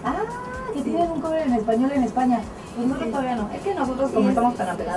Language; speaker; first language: Spanish; native; Spanish